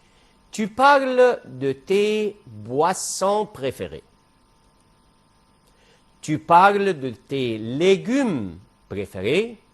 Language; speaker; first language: French; non-native, fluent; Arabic